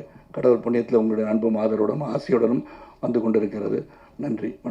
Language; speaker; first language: Tamil; native; Tamil